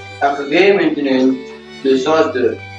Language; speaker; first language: French; non-native, learner; Spanish